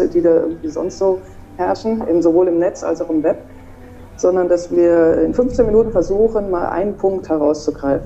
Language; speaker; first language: German; native; German